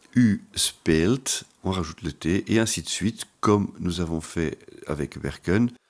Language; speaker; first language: French; native; French